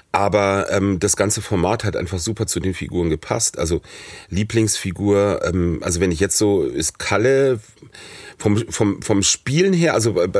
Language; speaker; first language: German; non-native, fluent; English